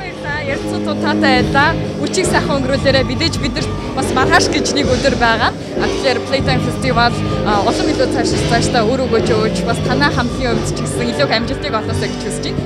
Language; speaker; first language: Mongolian; native; Mongolian